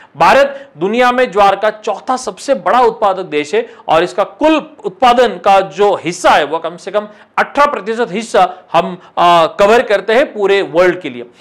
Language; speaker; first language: Hindi; non-native, local second language; Marathi